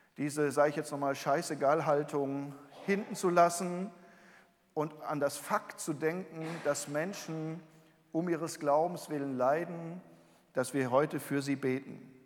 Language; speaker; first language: German; native; German